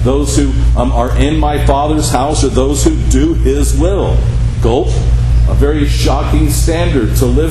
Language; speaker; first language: English; native; English